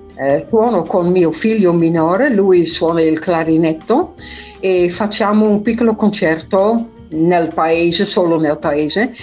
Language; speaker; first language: Italian; non-native, fluent; Dutch